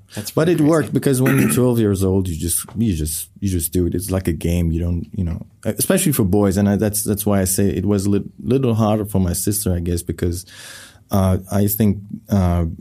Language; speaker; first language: English; non-native, fluent; Persian